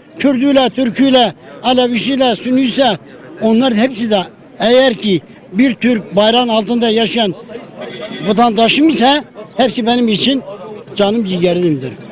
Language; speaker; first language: Turkish; non-native, local second language; Kurdish